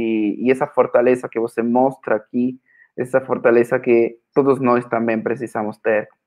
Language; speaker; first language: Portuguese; non-native, fluent; Spanish